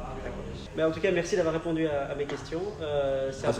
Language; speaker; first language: French; native; French